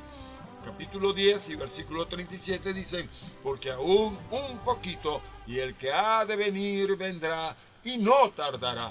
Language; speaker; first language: Spanish; native; Spanish